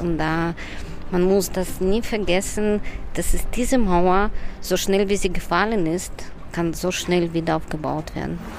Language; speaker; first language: German; non-native, fluent; Russian